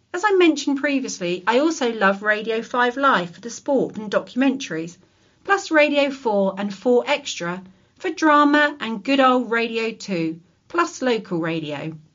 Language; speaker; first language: English; native; English